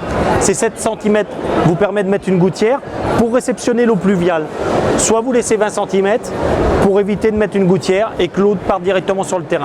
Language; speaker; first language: French; native; French